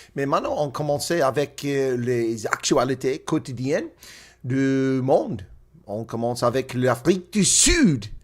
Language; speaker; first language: French; non-native, learner; English